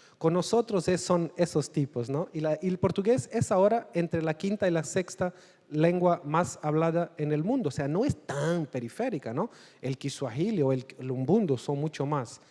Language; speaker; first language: Spanish; non-native, fluent; Portuguese